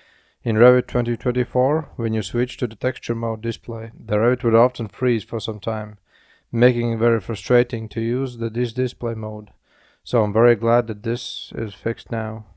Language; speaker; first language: English; non-native, fluent; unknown